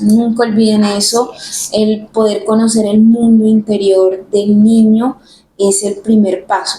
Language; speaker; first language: Spanish; native; Spanish